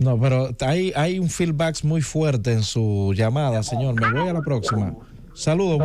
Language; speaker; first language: Spanish; native; Spanish